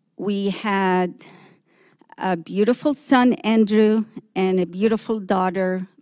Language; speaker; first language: English; early bilingual, other home language; Arabic